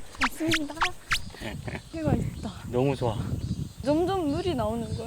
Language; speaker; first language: Korean; non-native, learner; Japanese